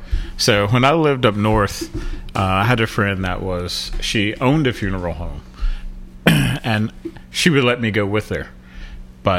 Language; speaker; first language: English; native; English